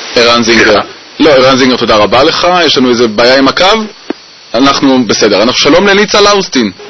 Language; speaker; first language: Hebrew; native; Hebrew